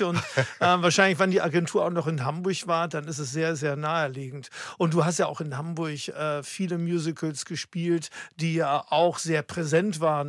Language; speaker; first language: German; native; German